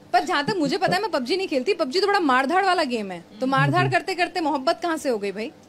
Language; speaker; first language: Hindi; native; Hindi